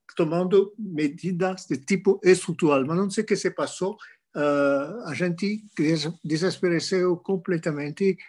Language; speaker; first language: Portuguese; non-native, fluent; French